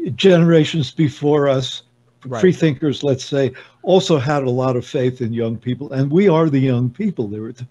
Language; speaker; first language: English; native; English